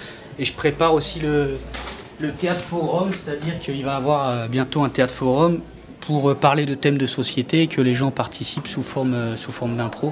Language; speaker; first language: French; native; French